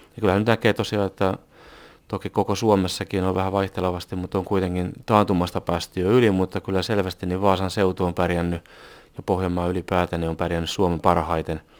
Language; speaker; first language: Finnish; native; Finnish